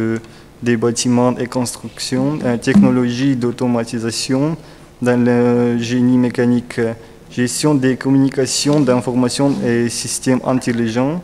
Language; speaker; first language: French; non-native, learner; Russian